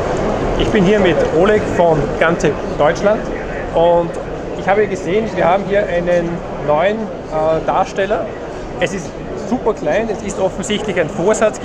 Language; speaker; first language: German; native; German